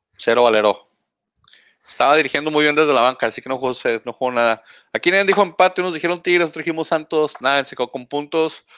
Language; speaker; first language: Spanish; native; Spanish